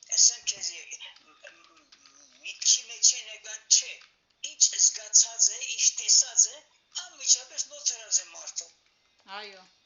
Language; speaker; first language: Armenian; early bilingual, heritage; Armenian